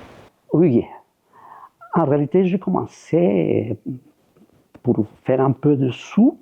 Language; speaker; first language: French; non-native, fluent; Spanish